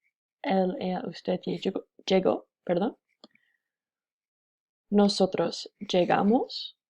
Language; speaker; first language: Spanish; non-native, fluent; English